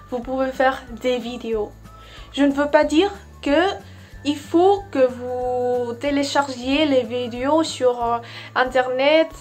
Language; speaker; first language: French; non-native, fluent; Vietnamese